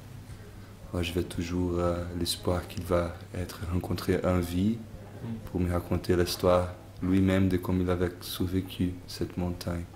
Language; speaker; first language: French; non-native, fluent; Portuguese